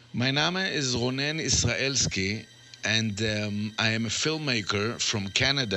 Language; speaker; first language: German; non-native, learner; Hebrew